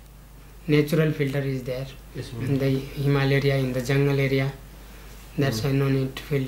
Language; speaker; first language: English; non-native, learner; Nepali